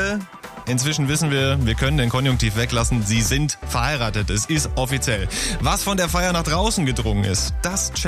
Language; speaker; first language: German; native; German